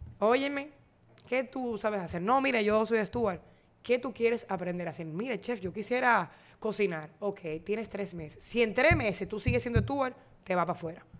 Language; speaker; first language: Spanish; native; Spanish